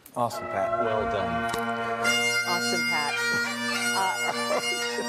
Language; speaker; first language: English; native; English